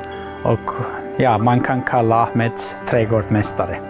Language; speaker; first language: Swedish; non-native, learner; Turkish